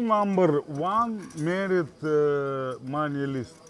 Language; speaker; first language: English; non-native, learner; Russian